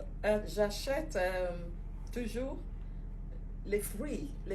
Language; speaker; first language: French; non-native, fluent; Igbo